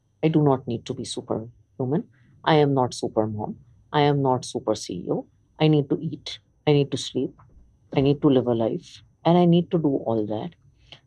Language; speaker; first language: English; early bilingual, other home language; Hindi